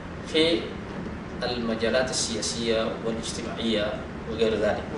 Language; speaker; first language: Arabic; non-native, fluent; Indonesian